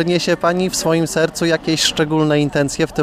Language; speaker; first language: Polish; native; Polish